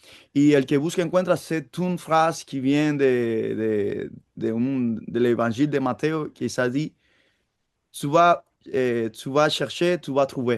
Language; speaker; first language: French; non-native, fluent; Spanish